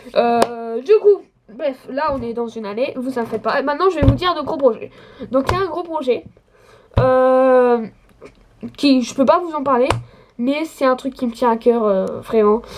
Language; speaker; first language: French; native; French